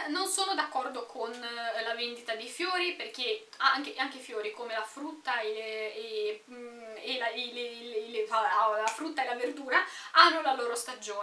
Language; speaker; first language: Italian; native; Italian